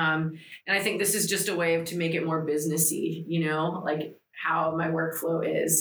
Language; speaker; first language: English; early bilingual, other home language; Greek